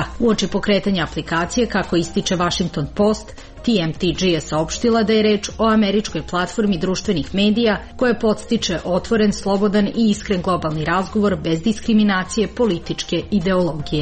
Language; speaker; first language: Serbian; native; Serbian